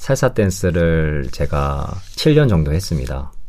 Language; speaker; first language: Korean; native; Korean